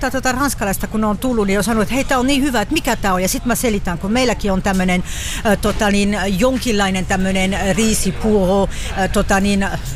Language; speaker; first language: Finnish; non-native, fluent; French